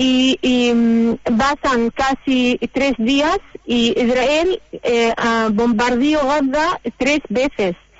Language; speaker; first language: Spanish; non-native, learner; Arabic